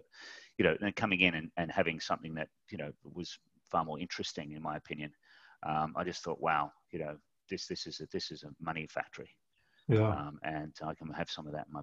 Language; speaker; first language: English; native; English